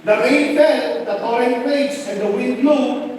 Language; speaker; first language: English; non-native, local second language; Filipino